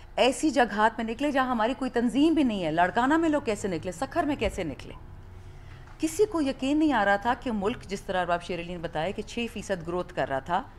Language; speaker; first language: Urdu; non-native, local second language; Pashto